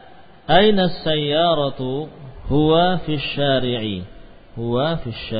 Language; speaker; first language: Arabic; non-native, fluent; Indonesian